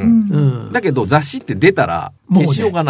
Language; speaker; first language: Japanese; native; Japanese